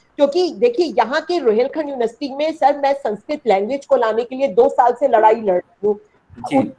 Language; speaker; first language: Hindi; native; Hindi